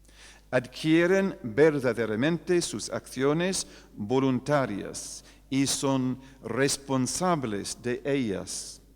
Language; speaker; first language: Spanish; non-native, fluent; English